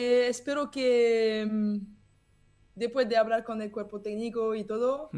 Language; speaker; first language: Spanish; non-native, learner; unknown